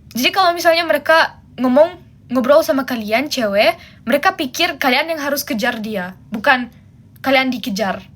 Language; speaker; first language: Indonesian; non-native, fluent; German